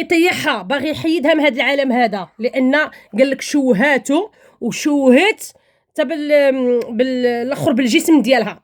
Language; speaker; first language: Arabic; native; Arabic